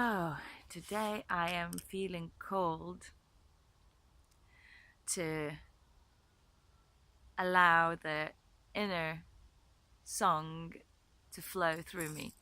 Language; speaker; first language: English; non-native, fluent; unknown